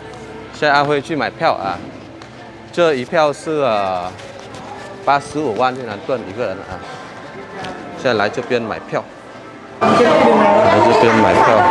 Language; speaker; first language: Chinese; non-native, learner; Vietnamese